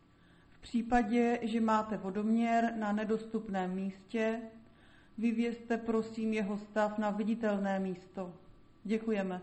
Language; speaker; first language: Czech; native; Czech